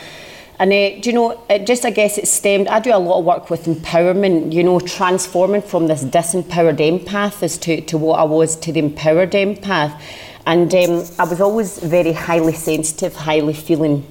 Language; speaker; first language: English; native; English